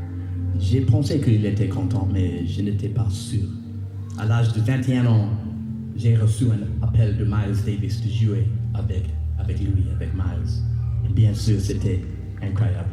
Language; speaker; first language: French; non-native, learner; English